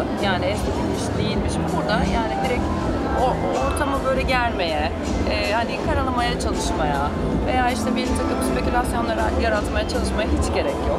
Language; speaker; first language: Turkish; native; Turkish